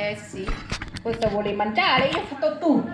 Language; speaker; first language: Italian; non-native, learner; Thai